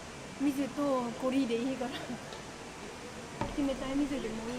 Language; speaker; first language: Japanese; non-native, learner; Vietnamese